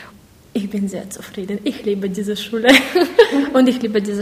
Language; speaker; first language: German; non-native, learner; Russian